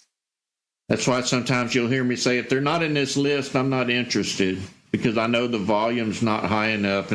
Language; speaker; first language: English; native; English